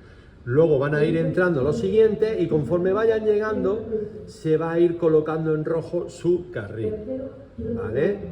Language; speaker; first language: Spanish; native; Spanish